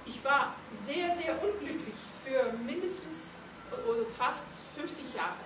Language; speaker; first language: German; non-native, fluent; Hungarian